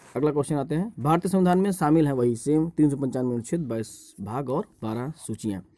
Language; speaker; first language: Hindi; native; Hindi